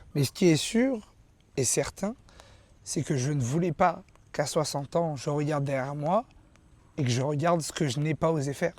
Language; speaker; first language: French; native; French